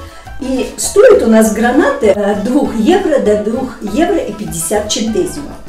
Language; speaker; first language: Russian; native; Russian